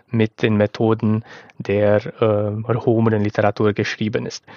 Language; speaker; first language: German; non-native, fluent; Romanian